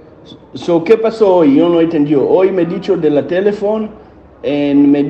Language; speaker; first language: Spanish; non-native, learner; Hebrew